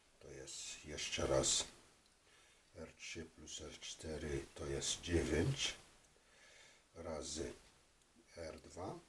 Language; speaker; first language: Polish; non-native, fluent; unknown